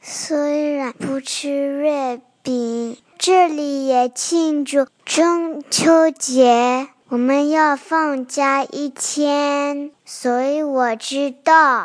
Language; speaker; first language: Chinese; early bilingual, heritage; Chinese